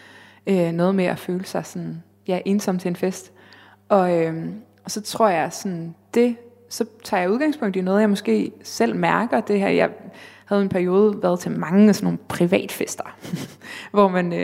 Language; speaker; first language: Danish; native; Danish